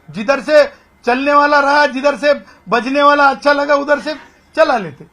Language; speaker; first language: Hindi; non-native, local second language; Marathi